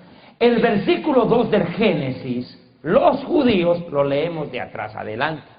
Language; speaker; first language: Spanish; native; Spanish